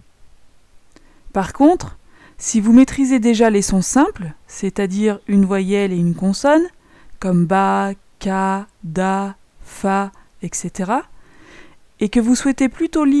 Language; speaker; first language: French; native; French